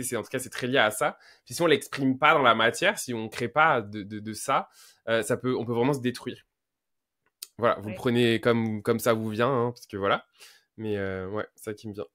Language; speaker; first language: French; native; French